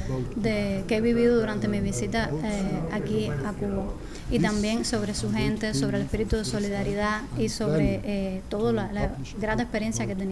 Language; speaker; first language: Spanish; non-native, fluent; Arabic